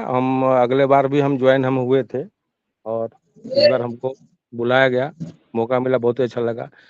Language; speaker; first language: Hindi; native; Hindi